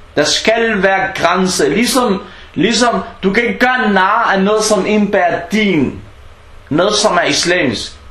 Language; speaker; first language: Danish; non-native, fluent; Arabic